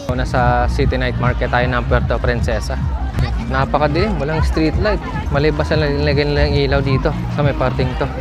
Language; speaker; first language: Filipino; native; Filipino